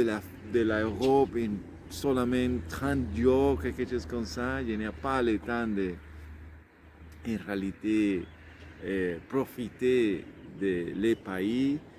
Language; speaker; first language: French; non-native, learner; Spanish